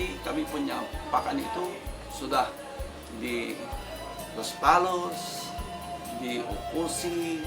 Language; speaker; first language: Indonesian; non-native, fluent; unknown